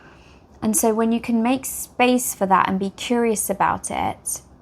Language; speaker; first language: English; native; English